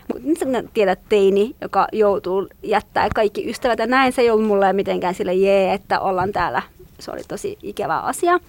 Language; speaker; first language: Finnish; non-native, fluent; Kurdish